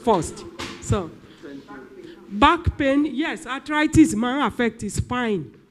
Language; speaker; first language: English; non-native, local second language; Yoruba